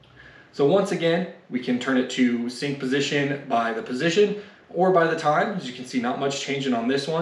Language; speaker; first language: English; native; English